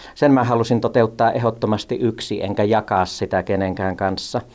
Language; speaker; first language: Finnish; native; Finnish